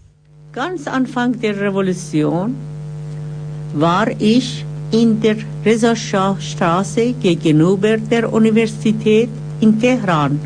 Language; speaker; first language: German; non-native, fluent; Persian